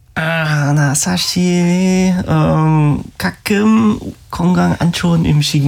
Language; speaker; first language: Korean; non-native, learner; German